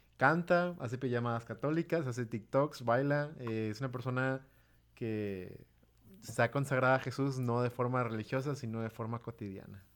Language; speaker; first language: Spanish; native; Spanish